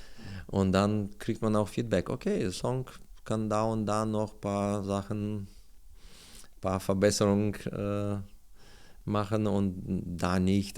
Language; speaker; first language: German; non-native, learner; Russian